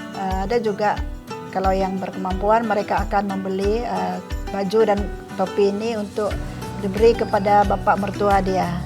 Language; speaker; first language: Malay; non-native, local second language; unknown